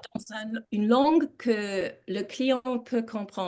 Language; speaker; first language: French; non-native, learner; English